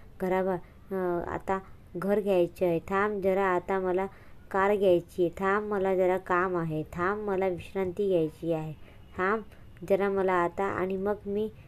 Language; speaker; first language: Marathi; non-native, local second language; Hindi